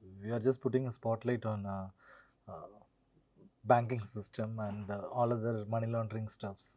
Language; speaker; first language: English; non-native, local second language; Telugu